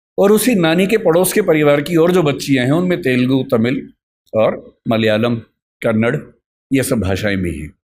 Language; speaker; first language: Hindi; native; Hindi